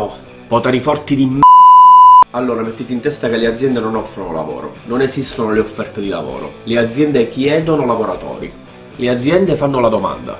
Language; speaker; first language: Italian; native; Italian